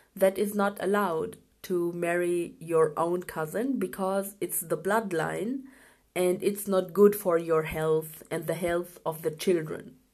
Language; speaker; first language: English; non-native, fluent; Urdu